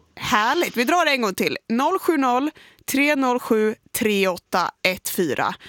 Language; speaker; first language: Swedish; native; Swedish